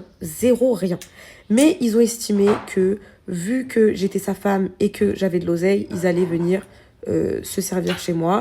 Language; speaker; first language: French; native; French